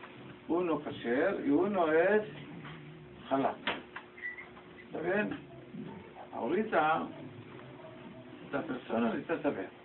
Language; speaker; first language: Spanish; non-native, learner; Hebrew